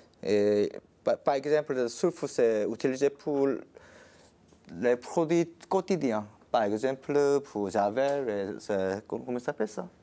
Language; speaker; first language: French; non-native, learner; Korean